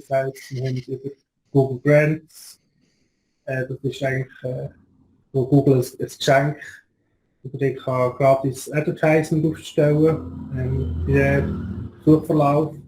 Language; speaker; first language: German; native; German